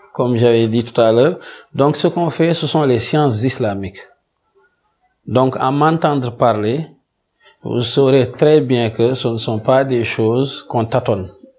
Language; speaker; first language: French; non-native, local second language; Wolof